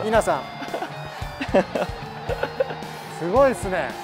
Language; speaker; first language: Japanese; native; Japanese